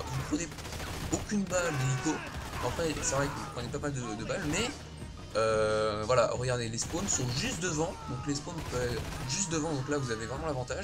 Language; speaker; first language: French; native; French